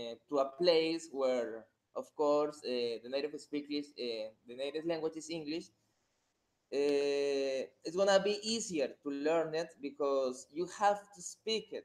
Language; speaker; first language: English; non-native, fluent; Spanish